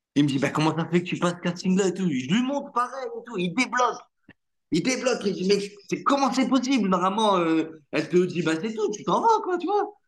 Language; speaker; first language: French; non-native, local second language; Arabic